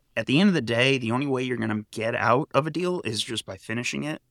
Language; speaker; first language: English; native; English